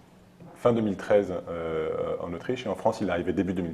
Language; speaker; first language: French; native; French